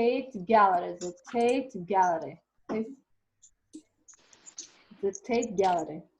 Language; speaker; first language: English; non-native, learner; Kazakh